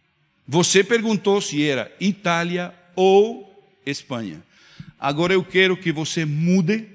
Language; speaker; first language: Portuguese; non-native, fluent; Spanish